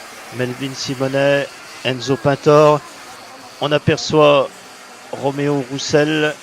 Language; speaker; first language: French; native; French